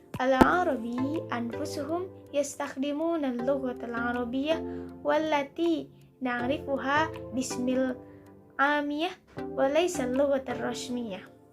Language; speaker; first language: Arabic; non-native, learner; Indonesian